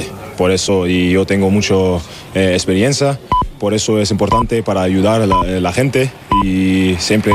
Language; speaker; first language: Spanish; non-native, learner; German